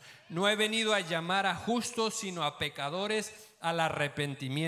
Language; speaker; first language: Spanish; native; Spanish